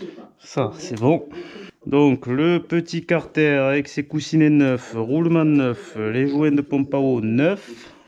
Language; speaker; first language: French; native; French